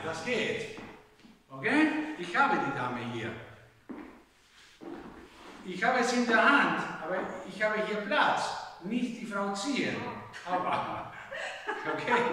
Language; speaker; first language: German; non-native, fluent; Spanish